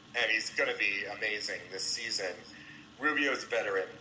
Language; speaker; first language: English; native; English